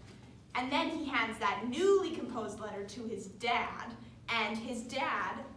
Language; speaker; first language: English; native; English